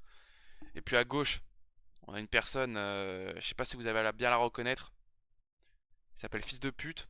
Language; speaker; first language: French; native; French